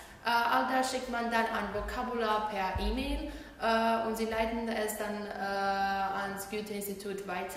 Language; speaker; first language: German; non-native, learner; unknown